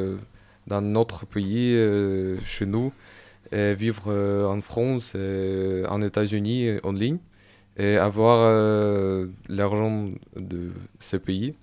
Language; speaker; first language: French; non-native, fluent; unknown